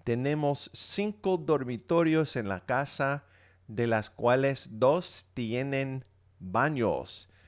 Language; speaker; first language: Spanish; non-native, fluent; English